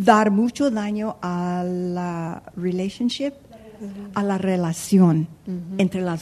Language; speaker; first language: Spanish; early bilingual, heritage; Spanish